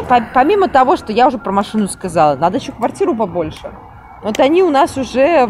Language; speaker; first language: Russian; native; Russian